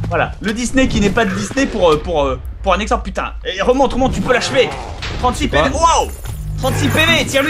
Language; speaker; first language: French; native; French